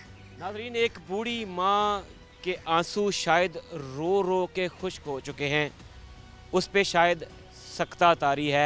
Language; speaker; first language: Hindi; non-native, local second language; Punjabi